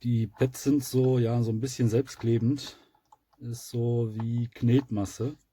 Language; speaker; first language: German; native; German